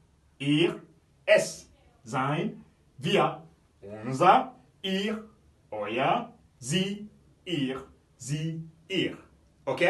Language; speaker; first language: German; non-native, fluent; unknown